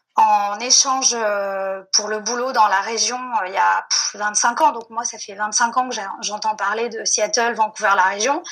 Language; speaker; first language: French; native; French